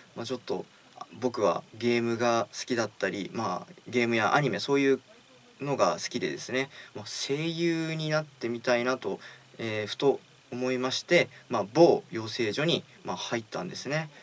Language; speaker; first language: Japanese; native; Japanese